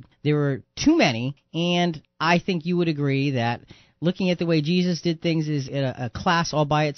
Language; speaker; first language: English; native; English